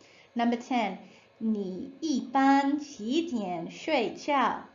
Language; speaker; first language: Chinese; non-native, fluent; English